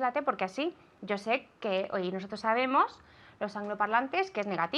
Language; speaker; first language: Spanish; non-native, fluent; English